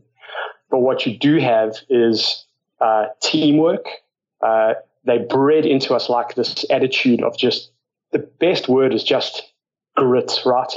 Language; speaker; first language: English; native; English